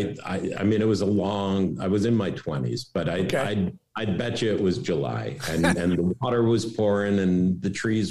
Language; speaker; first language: English; native; English